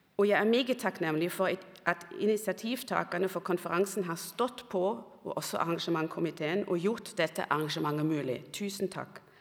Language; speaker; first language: Norwegian; non-native, fluent; German